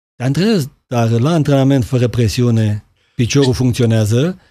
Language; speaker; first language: Romanian; native; Romanian